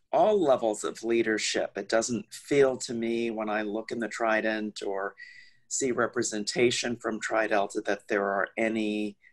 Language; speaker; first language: English; native; English